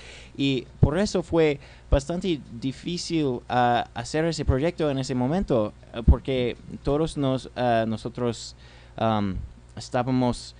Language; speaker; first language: Spanish; non-native, learner; English